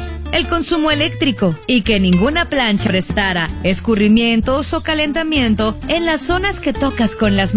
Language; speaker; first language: Spanish; native; Spanish